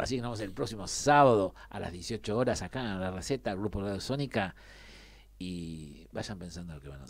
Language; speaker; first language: Spanish; native; Spanish